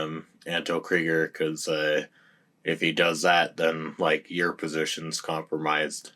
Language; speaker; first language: English; native; English